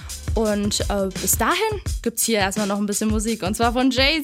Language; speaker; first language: German; native; German